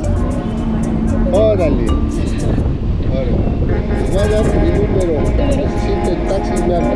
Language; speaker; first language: Spanish; native; Spanish